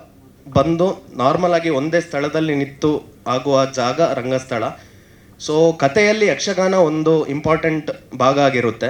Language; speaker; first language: Kannada; native; Kannada